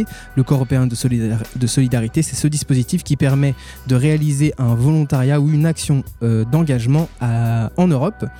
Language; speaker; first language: French; native; French